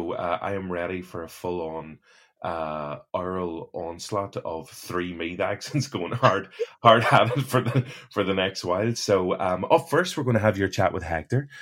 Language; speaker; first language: English; native; English